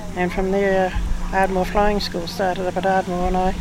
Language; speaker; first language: English; native; English